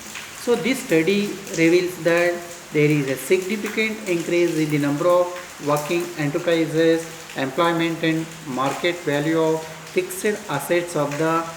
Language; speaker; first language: English; non-native, local second language; Kannada